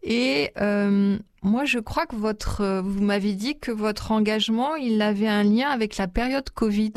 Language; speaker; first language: French; native; French